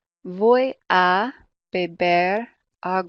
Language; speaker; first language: Spanish; non-native, fluent; English